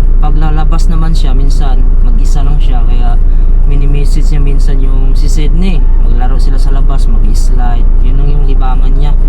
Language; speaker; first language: Filipino; non-native, local second language; Cebuano